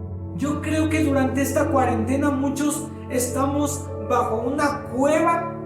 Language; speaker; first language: Spanish; native; Spanish